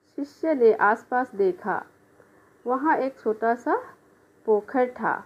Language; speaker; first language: Hindi; non-native, local second language; Assamese